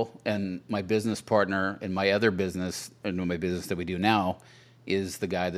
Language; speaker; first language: English; native; English